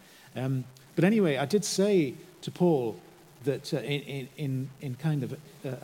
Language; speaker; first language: English; native; English